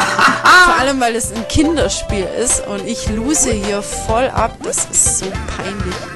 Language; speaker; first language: German; native; German